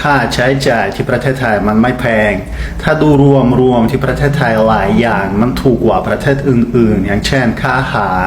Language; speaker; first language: Thai; non-native, fluent; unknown